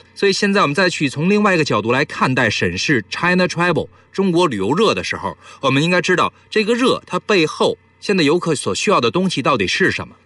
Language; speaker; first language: Chinese; native; Chinese